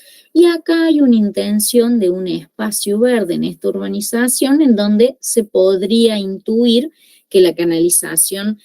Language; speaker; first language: Spanish; native; Spanish